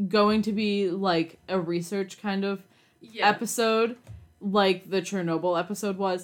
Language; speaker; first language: English; native; English